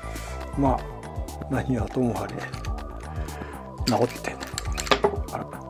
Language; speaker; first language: Japanese; native; Japanese